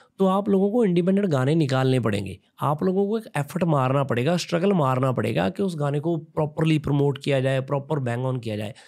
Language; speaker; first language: Hindi; non-native, local second language; Punjabi